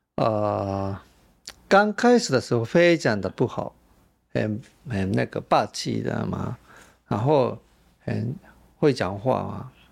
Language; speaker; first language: Chinese; non-native, fluent; Japanese